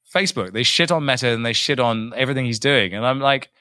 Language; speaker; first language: English; native; English